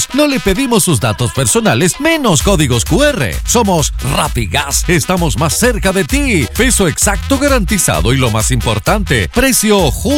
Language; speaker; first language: Spanish; native; Spanish